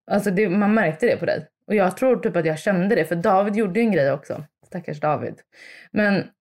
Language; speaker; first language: Swedish; early bilingual, other home language; Italian